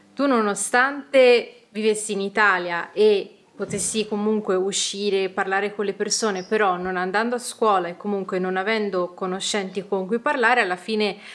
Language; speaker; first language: Italian; native; Italian